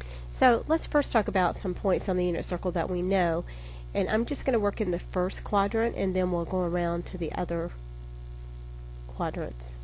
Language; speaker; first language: English; native; English